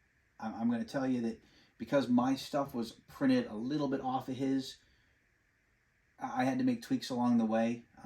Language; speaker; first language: English; native; English